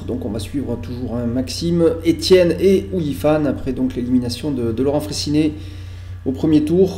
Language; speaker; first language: French; native; French